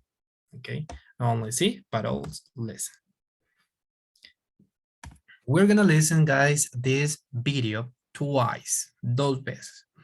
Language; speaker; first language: English; non-native, fluent; Spanish